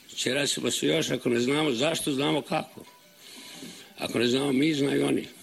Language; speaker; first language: Serbian; native; Serbian